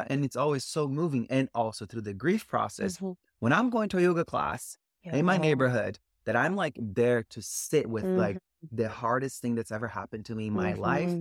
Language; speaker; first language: English; early bilingual, other home language; Portuguese